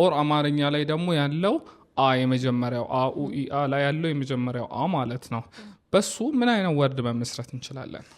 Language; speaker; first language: Amharic; non-native, local second language; Oromo